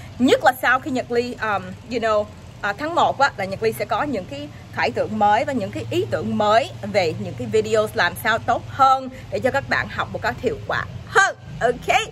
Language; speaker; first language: Vietnamese; early bilingual, heritage; Vietnamese